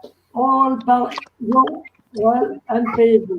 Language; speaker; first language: English; non-native, learner; French